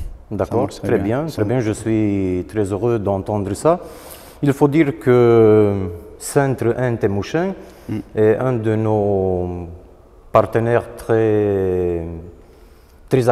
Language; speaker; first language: French; non-native, fluent; Romanian